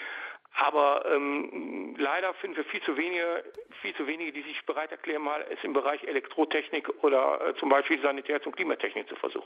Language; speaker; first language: German; native; German